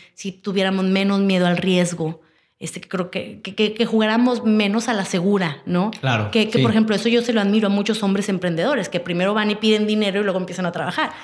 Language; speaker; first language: Spanish; native; Spanish